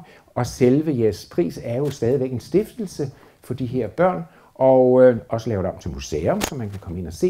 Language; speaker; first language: Danish; native; Danish